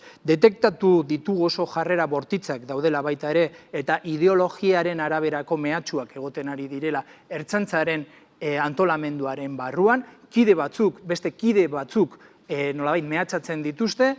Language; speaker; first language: Basque; native; Basque